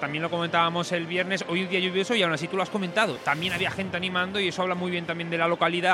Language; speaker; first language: Spanish; native; Spanish